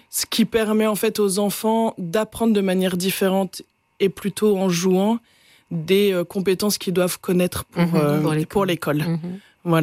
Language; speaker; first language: French; native; French